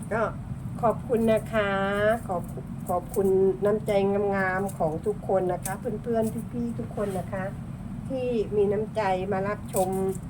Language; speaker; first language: Thai; non-native, local second language; Northern Khmer